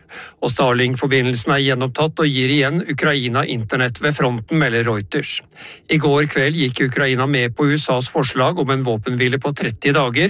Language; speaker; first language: Norwegian; native; Norwegian